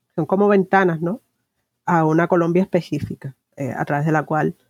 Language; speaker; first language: Spanish; native; Spanish